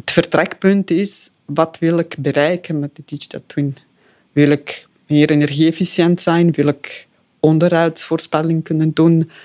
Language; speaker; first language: Dutch; non-native, fluent; Italian